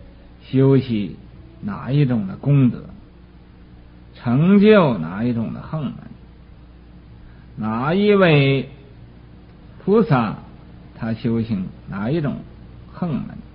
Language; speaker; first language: Chinese; native; Chinese